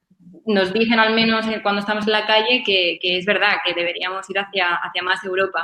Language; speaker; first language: Spanish; native; Spanish